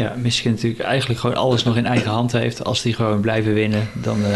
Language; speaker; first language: Dutch; native; Dutch